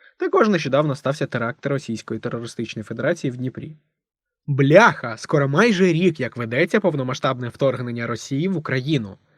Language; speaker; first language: Ukrainian; non-native, local second language; Russian